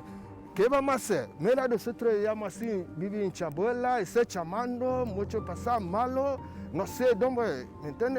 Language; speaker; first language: Spanish; non-native, learner; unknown